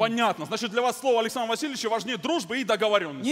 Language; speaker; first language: Russian; native; Russian